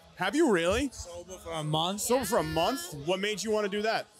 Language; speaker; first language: English; native; English